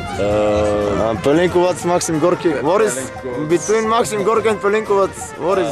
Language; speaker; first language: English; non-native, learner; Serbian